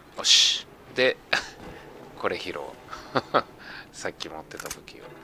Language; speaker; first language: Japanese; early bilingual, heritage; Japanese